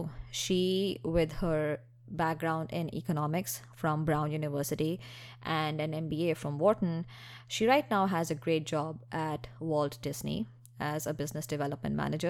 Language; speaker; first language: English; non-native, local second language; Hindi